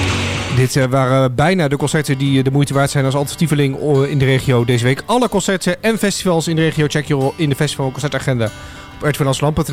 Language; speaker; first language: Dutch; native; Dutch